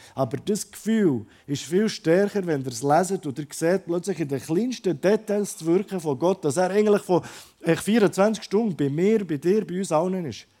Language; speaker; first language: German; early bilingual, other home language; Croatian